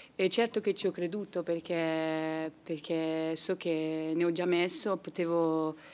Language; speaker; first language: Italian; non-native, fluent; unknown